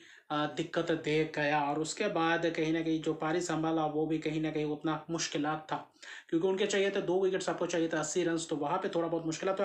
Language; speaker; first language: Hindi; native; Hindi